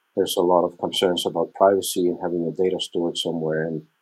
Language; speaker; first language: English; non-native, fluent; Icelandic